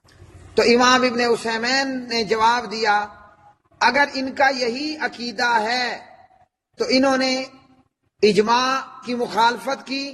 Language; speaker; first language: Urdu; native; Urdu